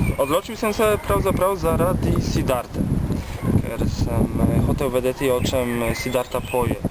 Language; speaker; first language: Slovenian; non-native, fluent; Polish